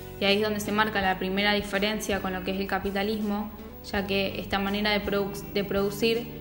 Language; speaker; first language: Spanish; native; Spanish